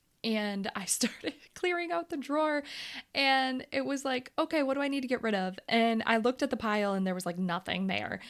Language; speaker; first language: English; native; English